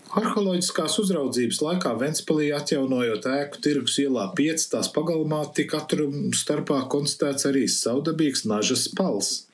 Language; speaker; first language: Latvian; early bilingual, heritage; Latvian